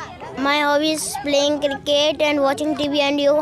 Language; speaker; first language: English; non-native, learner; Hindi